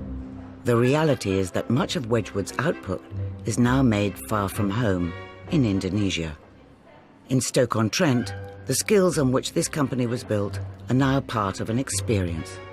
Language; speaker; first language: English; native; English